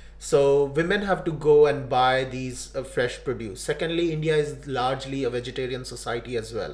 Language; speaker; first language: English; non-native, local second language; Gujarati